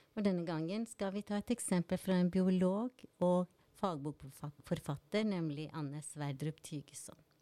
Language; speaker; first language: Norwegian; native; Norwegian